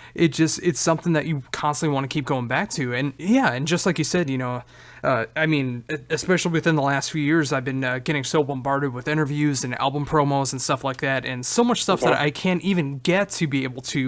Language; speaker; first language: English; native; English